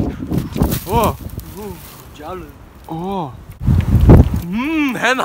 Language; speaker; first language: Chinese; non-native, learner; English